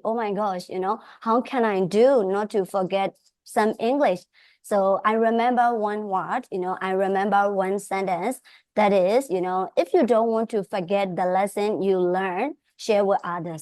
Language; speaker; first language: English; non-native, fluent; Burmese